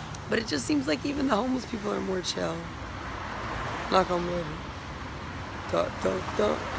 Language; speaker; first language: English; native; English